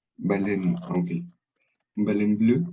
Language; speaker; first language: French; non-native, learner; Spanish